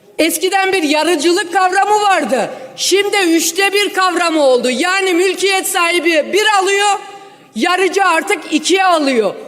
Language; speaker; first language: Turkish; native; Turkish